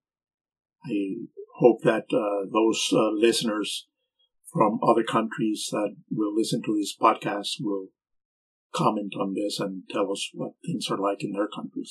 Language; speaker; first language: English; non-native, fluent; Spanish